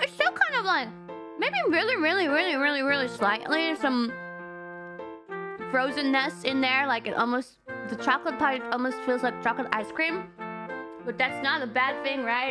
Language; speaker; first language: English; non-native, fluent; German